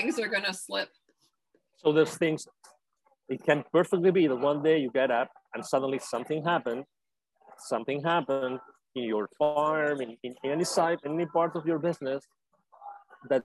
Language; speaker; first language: English; non-native, fluent; Spanish